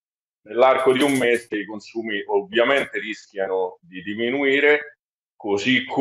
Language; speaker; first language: Italian; native; Italian